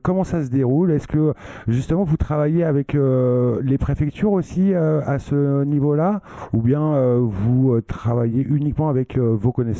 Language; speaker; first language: French; native; French